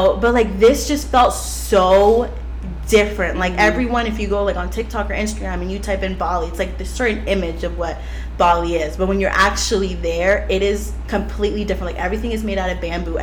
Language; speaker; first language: English; native; English